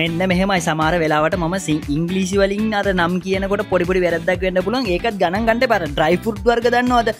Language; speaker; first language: Sinhala; non-native, local second language; Tamil